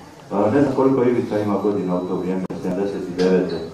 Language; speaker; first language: Serbian; native; Serbian